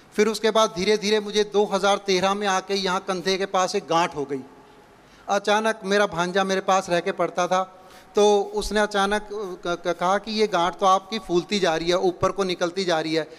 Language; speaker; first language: Hindi; native; Hindi